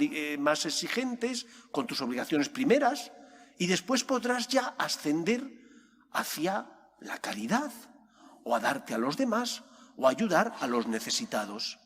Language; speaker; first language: Spanish; native; Spanish